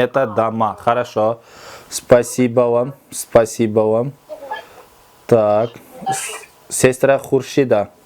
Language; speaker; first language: Russian; non-native, fluent; Kyrgyz